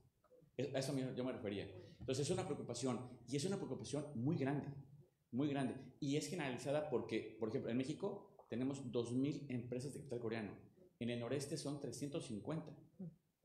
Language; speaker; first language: Spanish; native; Spanish